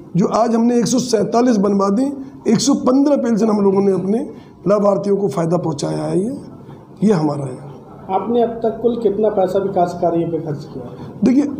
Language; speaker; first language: Hindi; native; Hindi